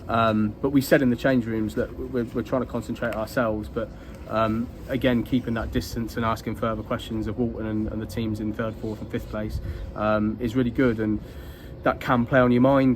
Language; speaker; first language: English; native; English